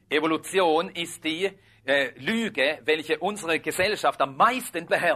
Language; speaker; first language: German; native; German